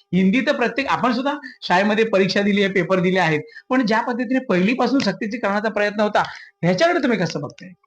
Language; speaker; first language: Marathi; native; Marathi